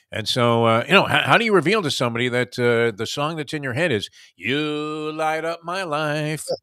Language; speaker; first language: English; native; English